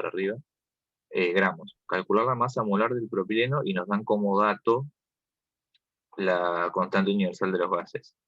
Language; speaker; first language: Spanish; native; Spanish